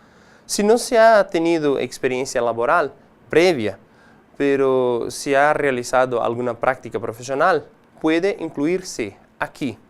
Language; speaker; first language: Spanish; non-native, fluent; Portuguese